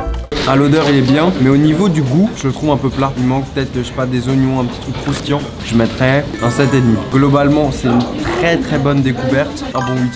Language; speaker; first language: French; native; French